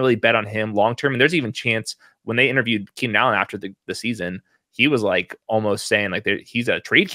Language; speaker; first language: English; native; English